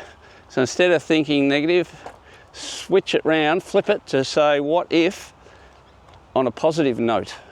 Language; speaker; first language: English; native; English